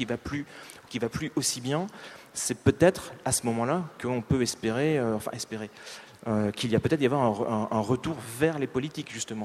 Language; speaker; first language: French; native; French